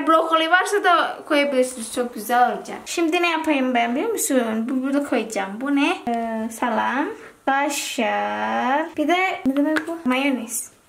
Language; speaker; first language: Turkish; non-native, learner; Indonesian